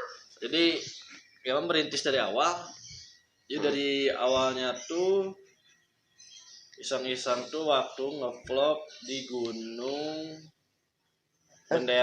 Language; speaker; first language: Indonesian; non-native, local second language; Sundanese